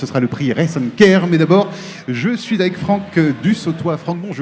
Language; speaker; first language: French; native; French